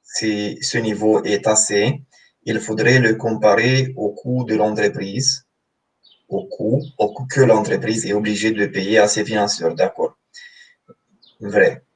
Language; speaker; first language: French; non-native, fluent; Romanian